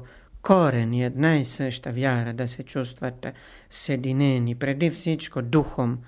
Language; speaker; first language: Bulgarian; non-native, fluent; Italian